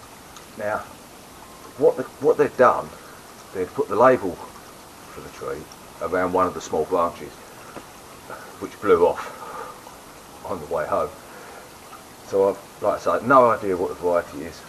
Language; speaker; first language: English; native; English